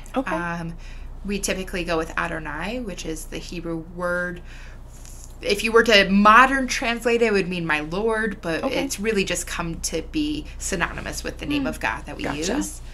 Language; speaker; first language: English; native; English